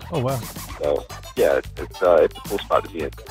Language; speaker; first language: English; native; English